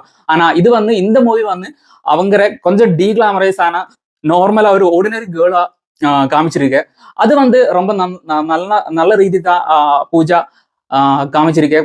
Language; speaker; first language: Tamil; non-native, learner; Malayalam